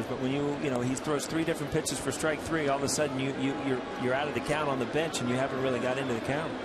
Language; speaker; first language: English; native; English